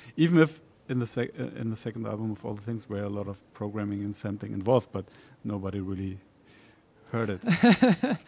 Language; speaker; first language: English; non-native, fluent; Spanish